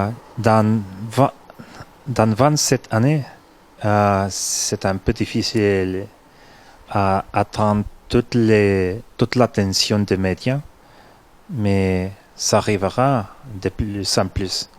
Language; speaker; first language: French; non-native, fluent; Spanish